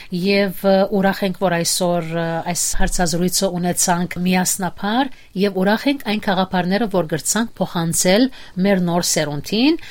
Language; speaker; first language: Armenian; early bilingual, heritage; Armenian